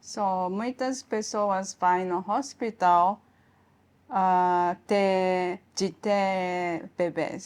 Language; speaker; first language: Portuguese; non-native, learner; Japanese